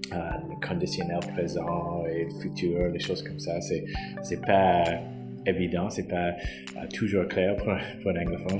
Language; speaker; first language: French; non-native, fluent; English